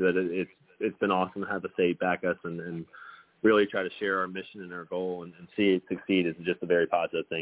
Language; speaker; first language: English; native; English